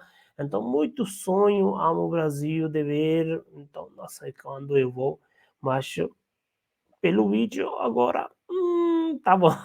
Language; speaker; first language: Portuguese; non-native, learner; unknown